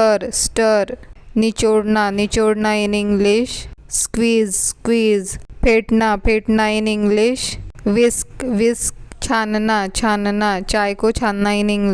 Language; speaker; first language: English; non-native, local second language; Hindi